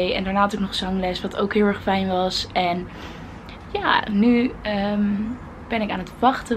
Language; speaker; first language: Dutch; native; Dutch